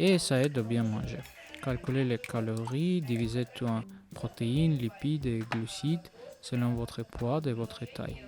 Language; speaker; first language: French; non-native, learner; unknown